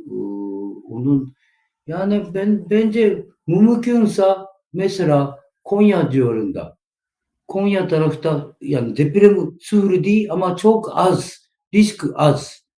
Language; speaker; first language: Turkish; non-native, learner; Japanese